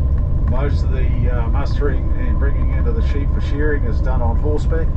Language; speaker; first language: English; native; English